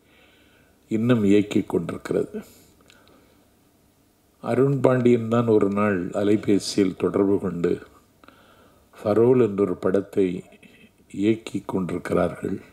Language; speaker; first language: Tamil; native; Tamil